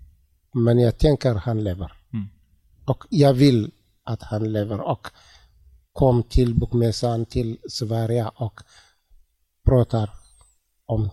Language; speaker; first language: Swedish; non-native, learner; Tigrinya